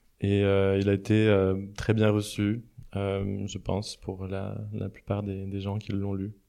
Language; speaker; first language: French; native; French